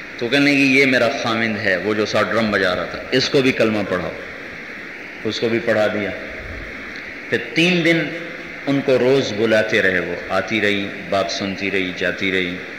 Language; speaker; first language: Urdu; non-native, local second language; Punjabi